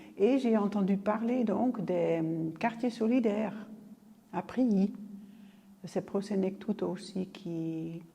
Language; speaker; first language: French; non-native, fluent; Dutch